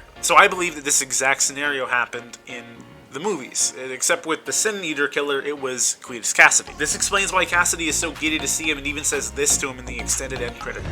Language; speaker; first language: English; native; English